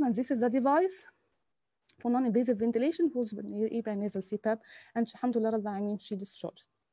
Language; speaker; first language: English; non-native, local second language; Arabic